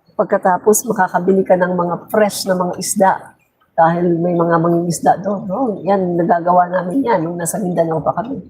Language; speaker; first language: Filipino; non-native, local second language; Cebuano